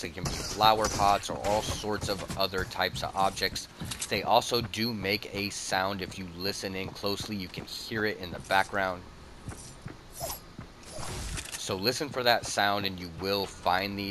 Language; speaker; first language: English; native; English